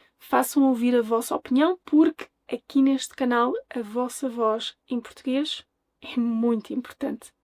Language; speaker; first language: Portuguese; native; Portuguese